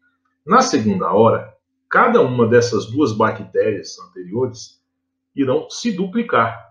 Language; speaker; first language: Portuguese; native; Portuguese